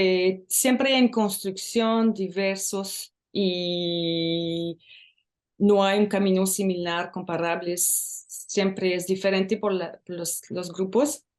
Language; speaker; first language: Spanish; non-native, learner; French